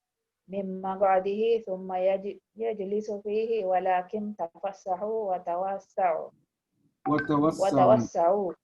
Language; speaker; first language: Arabic; non-native, learner; Divehi